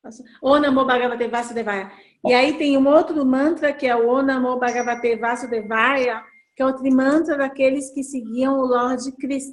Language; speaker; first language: Portuguese; native; Portuguese